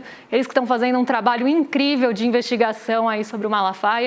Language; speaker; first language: Portuguese; native; Portuguese